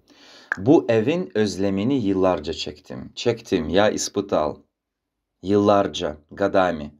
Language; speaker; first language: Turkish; non-native, fluent; Russian